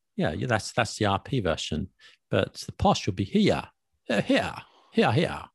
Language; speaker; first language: English; native; English